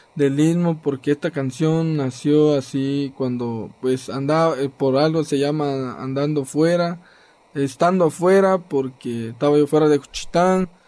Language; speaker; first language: Spanish; non-native, local second language; Zapotec